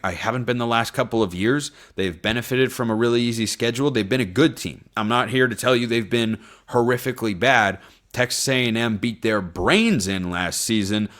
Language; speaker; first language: English; native; English